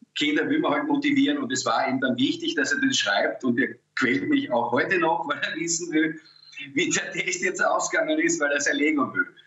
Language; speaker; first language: German; native; German